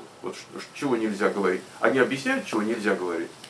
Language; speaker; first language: Russian; native; Russian